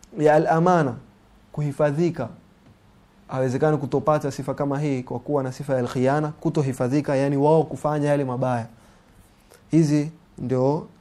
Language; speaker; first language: Swahili; native; Swahili